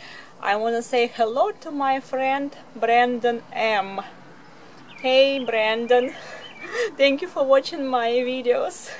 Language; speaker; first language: English; non-native, fluent; Russian